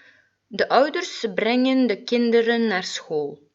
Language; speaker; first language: Dutch; non-native, fluent; French